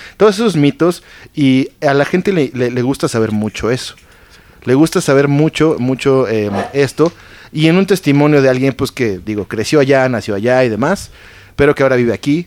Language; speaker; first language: Spanish; native; Spanish